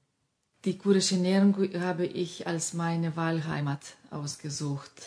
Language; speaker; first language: German; non-native, fluent; Lithuanian